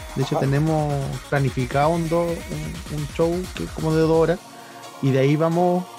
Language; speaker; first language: Spanish; native; Spanish